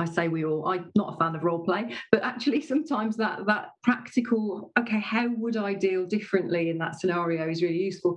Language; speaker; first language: English; native; English